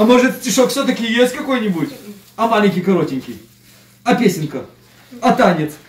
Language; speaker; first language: Russian; native; Russian